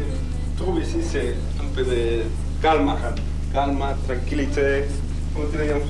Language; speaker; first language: French; non-native, learner; Spanish